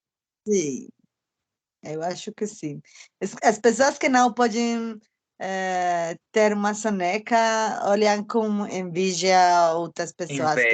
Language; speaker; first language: Portuguese; non-native, fluent; Spanish